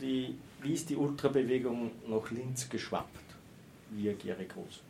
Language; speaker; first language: German; native; German